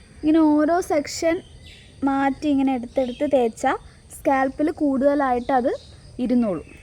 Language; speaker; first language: Malayalam; native; Malayalam